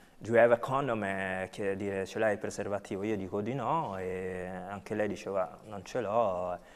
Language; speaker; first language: Italian; early bilingual, other home language; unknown